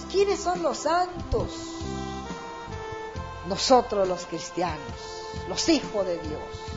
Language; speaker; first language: Spanish; native; Spanish